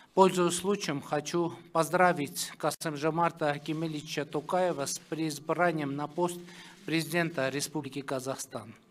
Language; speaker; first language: Russian; non-native, local second language; Armenian